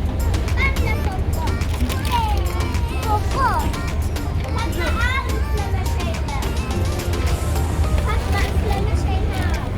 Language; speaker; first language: Turkish; early bilingual, heritage; Turkish